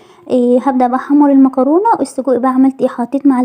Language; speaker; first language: Arabic; native; Arabic